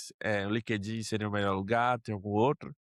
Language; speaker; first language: Portuguese; native; Portuguese